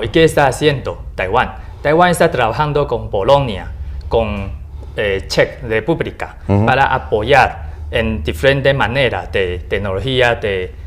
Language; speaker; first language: Spanish; non-native, learner; Chinese